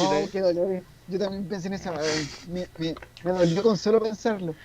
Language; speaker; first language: Spanish; native; Spanish